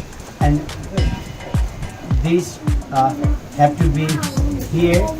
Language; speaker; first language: English; non-native, learner; Nepali